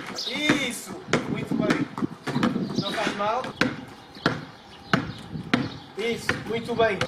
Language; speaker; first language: Portuguese; non-native, learner; French